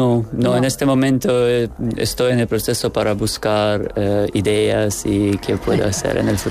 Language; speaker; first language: Spanish; non-native, learner; Ukrainian